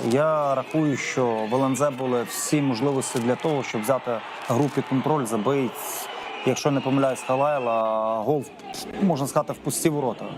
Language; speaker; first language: Ukrainian; native; Ukrainian